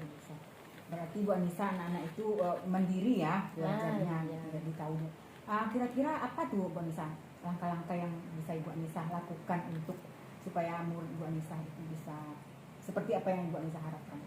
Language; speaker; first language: Indonesian; native; Indonesian